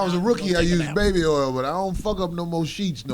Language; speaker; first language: English; native; English